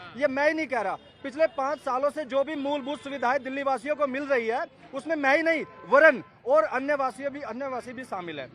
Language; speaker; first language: Hindi; native; Hindi